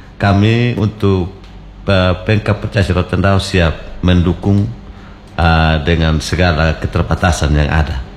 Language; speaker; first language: Indonesian; native; Indonesian